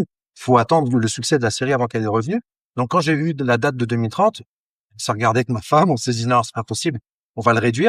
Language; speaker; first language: French; native; French